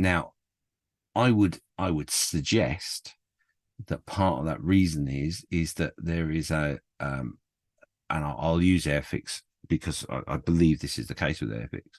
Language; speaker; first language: English; native; English